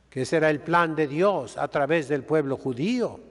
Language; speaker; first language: Spanish; native; Spanish